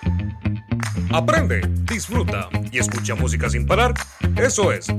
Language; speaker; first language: Spanish; native; Spanish